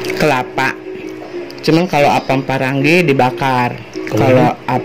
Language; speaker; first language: Indonesian; non-native, local second language; Buginese